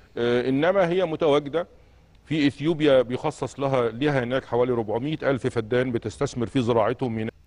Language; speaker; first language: Arabic; native; Arabic